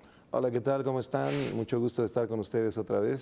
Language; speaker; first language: Spanish; native; Spanish